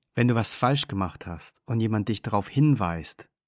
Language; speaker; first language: German; non-native, fluent; English